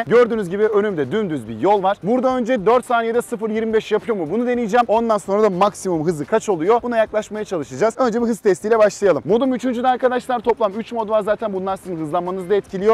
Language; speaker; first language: Turkish; native; Turkish